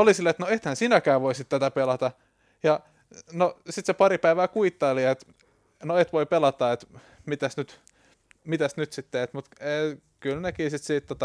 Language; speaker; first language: Finnish; native; Finnish